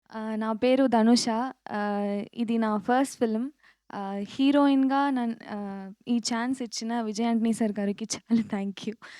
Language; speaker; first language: Telugu; non-native, learner; Tamil